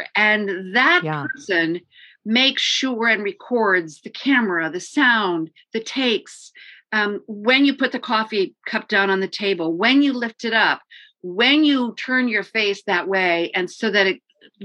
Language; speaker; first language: English; native; English